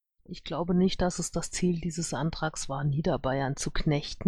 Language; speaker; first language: German; native; German